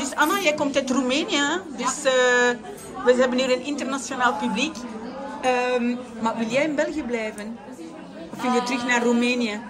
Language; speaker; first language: Dutch; non-native, fluent; French